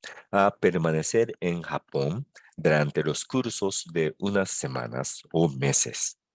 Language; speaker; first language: Spanish; non-native, fluent; Japanese